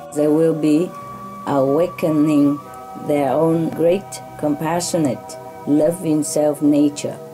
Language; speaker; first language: English; non-native, fluent; Vietnamese